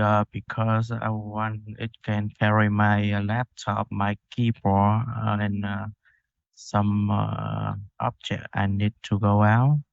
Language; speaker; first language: English; non-native, learner; Vietnamese